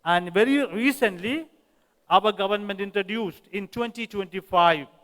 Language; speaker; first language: English; non-native, local second language; Tamil